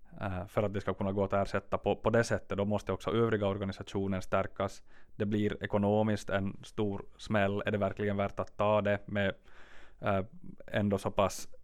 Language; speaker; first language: Swedish; native; Swedish